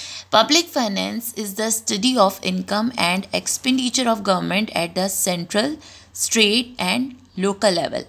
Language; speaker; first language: English; non-native, local second language; Urdu